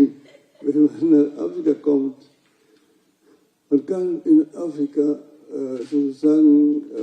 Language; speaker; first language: German; non-native, fluent; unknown